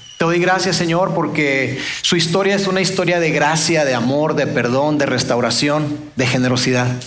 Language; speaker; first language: Spanish; native; Spanish